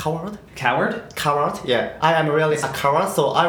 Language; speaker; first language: English; non-native, learner; Japanese